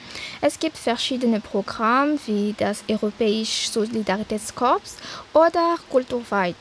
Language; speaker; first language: German; non-native, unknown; Malagasy